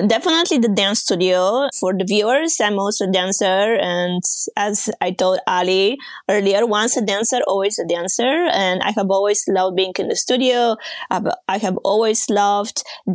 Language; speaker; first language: English; non-native, fluent; Bulgarian